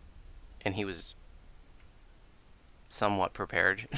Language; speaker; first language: English; native; English